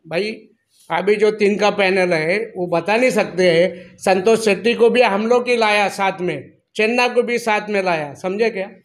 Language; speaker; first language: Hindi; non-native, local second language; Marathi